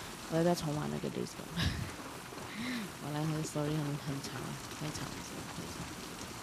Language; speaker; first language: English; non-native, local second language; Chinese